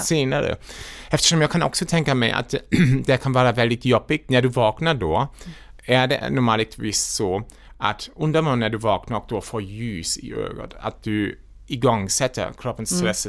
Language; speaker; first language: Swedish; non-native, fluent; German